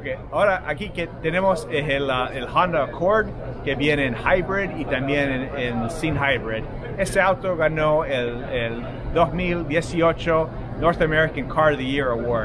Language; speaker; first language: Spanish; non-native, fluent; English